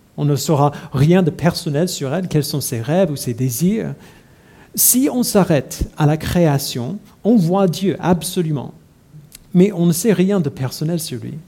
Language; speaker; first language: French; non-native, fluent; English